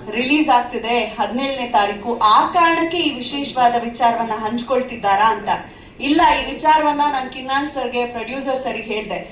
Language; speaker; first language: Kannada; native; Kannada